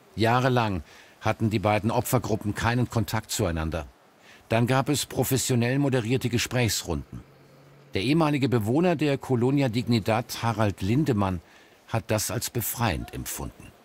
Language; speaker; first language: German; native; German